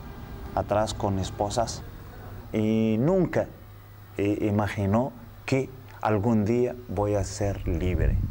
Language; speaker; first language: Spanish; non-native, learner; Arabic